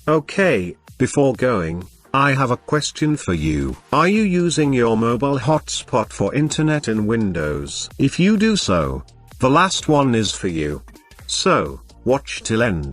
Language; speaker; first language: English; non-native, fluent; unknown